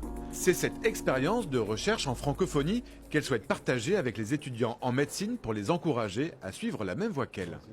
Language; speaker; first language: French; native; French